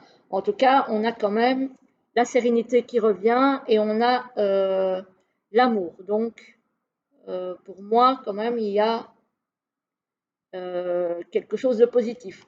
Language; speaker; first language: French; native; French